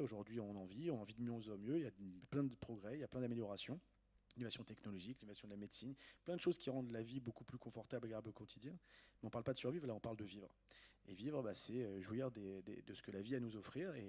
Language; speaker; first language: French; native; French